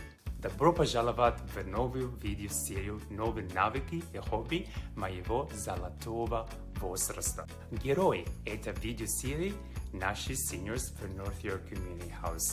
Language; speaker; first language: Russian; non-native, fluent; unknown